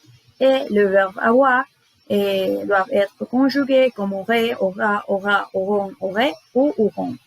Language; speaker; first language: French; non-native, learner; Spanish